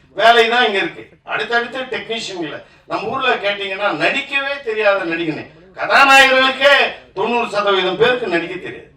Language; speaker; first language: Tamil; native; Tamil